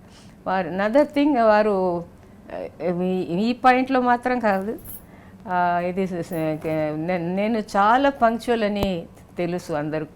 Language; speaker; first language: Telugu; non-native, local second language; Tamil